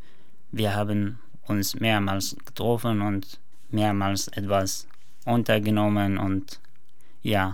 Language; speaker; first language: German; non-native, learner; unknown